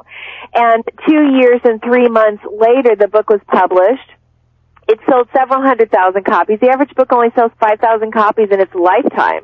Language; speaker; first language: English; native; English